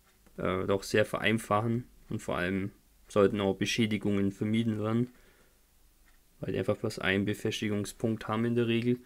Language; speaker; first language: German; native; German